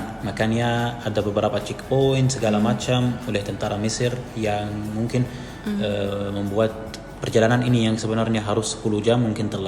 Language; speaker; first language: Indonesian; non-native, fluent; Arabic